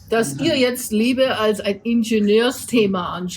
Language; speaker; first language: German; native; German